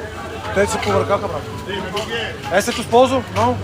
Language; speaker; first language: Spanish; non-native, learner; Bulgarian